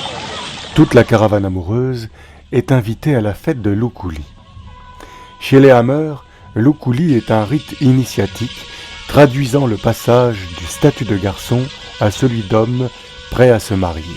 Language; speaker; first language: French; native; French